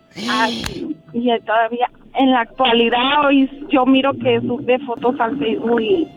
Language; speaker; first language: Spanish; native; Spanish